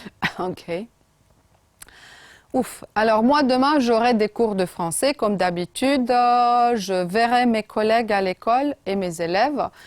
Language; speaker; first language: French; non-native, fluent; Romanian